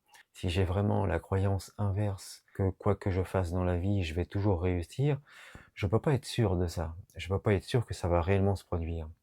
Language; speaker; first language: French; native; French